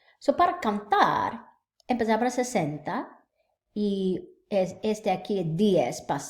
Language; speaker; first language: Spanish; non-native, learner; English